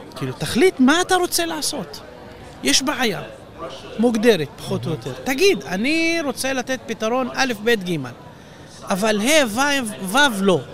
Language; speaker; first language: Hebrew; non-native, local second language; Arabic